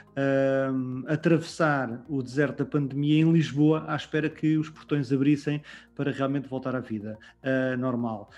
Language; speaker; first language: Portuguese; native; Portuguese